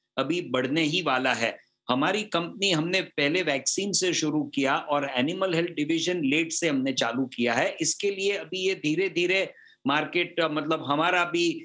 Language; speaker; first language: Hindi; non-native, local second language; Gujarati